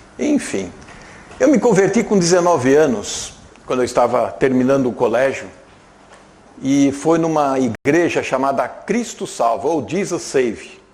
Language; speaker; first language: Portuguese; native; Portuguese